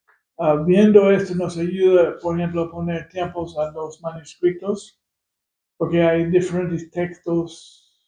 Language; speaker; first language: Spanish; non-native, fluent; English